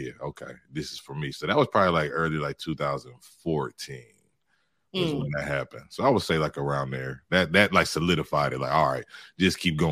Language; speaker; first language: English; native; English